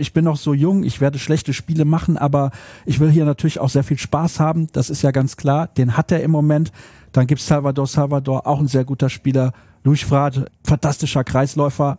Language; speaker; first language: German; native; German